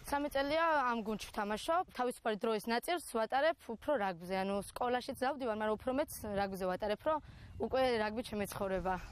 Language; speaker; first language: Georgian; native; Georgian